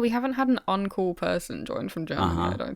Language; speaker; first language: English; native; English